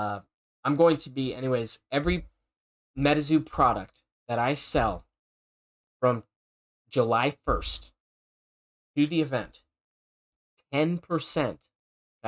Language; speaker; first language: English; native; English